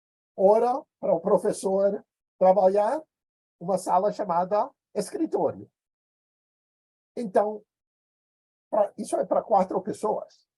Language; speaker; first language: Portuguese; non-native, fluent; English